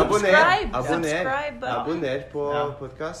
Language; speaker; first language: Norwegian; non-native, fluent; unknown